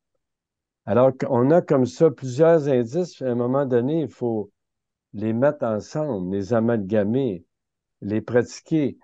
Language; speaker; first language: French; native; French